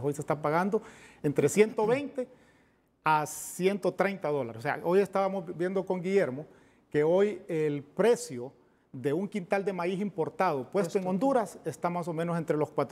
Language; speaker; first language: Spanish; native; Spanish